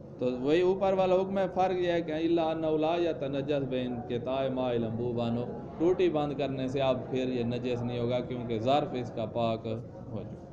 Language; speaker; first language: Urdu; non-native, local second language; Punjabi